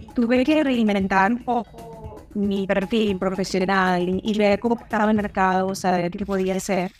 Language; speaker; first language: Spanish; native; Spanish